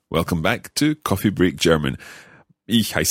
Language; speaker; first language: German; non-native, learner; English